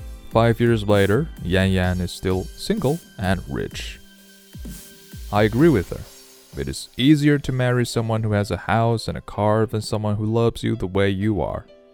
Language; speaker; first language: English; non-native, fluent; Chinese